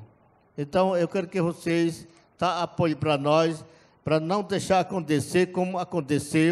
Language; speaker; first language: Portuguese; non-native, local second language; Yanomámi